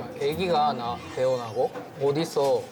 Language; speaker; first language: Korean; non-native, learner; Japanese